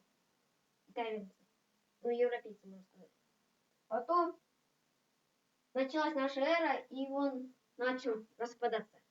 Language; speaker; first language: Russian; non-native, local second language; Kazakh